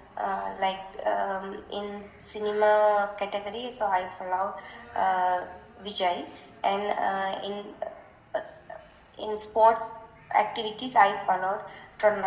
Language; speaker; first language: English; non-native, learner; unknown